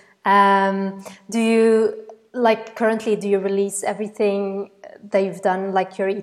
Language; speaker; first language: English; non-native, fluent; Dutch